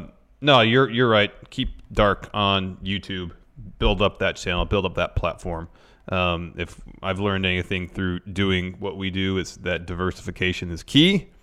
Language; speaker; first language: English; native; English